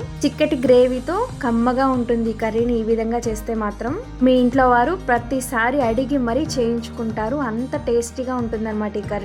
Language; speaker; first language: Telugu; native; Telugu